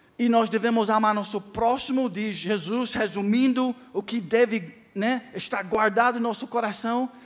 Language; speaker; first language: Portuguese; non-native, fluent; English